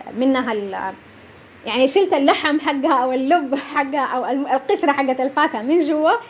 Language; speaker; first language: Arabic; non-native, local second language; Somali